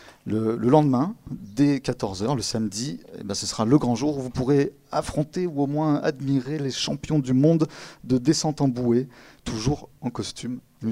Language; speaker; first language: French; native; French